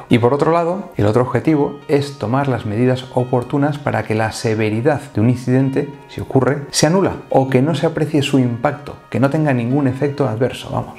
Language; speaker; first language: Spanish; native; Spanish